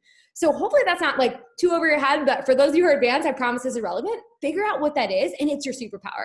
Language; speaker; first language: English; native; English